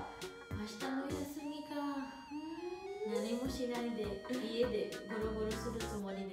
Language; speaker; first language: Japanese; non-native, learner; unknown